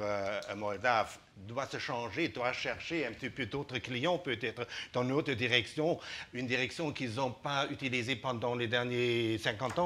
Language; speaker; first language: French; non-native, fluent; German